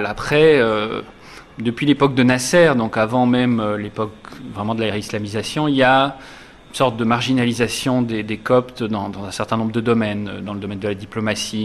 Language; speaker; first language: French; native; French